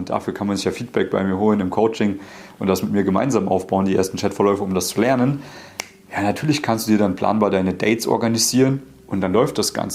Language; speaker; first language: German; native; German